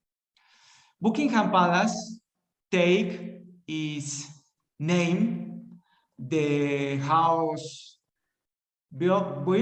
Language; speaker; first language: English; non-native, learner; Spanish